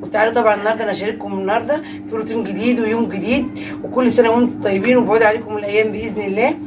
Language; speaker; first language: Arabic; native; Arabic